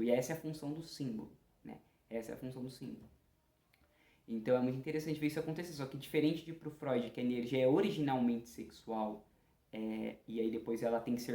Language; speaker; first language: Portuguese; native; Portuguese